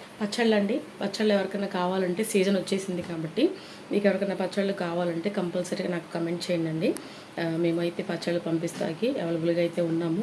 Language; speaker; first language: Telugu; non-native, local second language; Lambadi